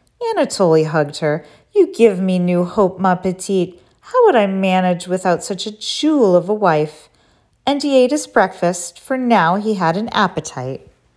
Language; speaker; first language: English; native; English